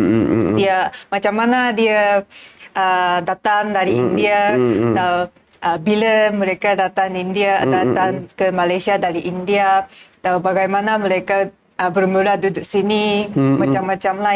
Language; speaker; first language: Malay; non-native, learner; Japanese